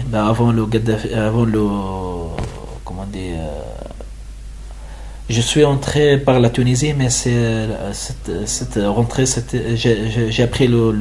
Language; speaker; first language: French; non-native, learner; Arabic